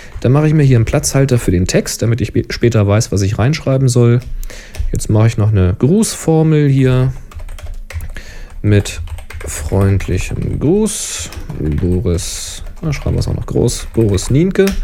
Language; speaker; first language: German; native; German